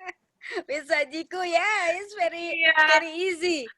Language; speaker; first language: English; non-native, learner; Indonesian